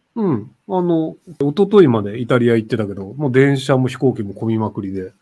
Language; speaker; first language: Japanese; native; Japanese